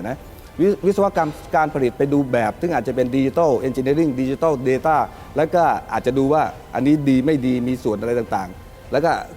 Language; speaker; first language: Thai; native; Thai